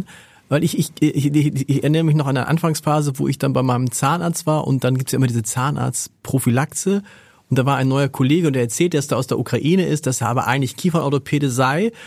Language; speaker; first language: German; native; German